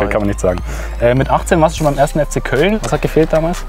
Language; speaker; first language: German; native; German